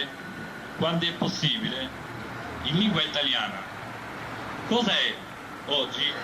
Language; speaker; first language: Italian; non-native, fluent; Albanian